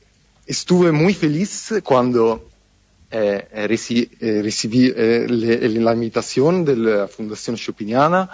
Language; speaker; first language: Spanish; non-native, fluent; Italian